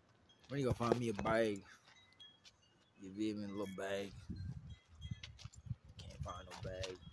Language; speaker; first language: English; native; English